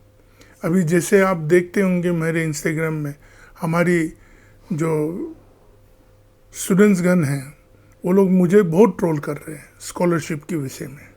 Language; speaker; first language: Hindi; non-native, local second language; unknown